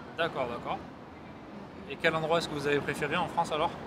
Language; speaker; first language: French; native; French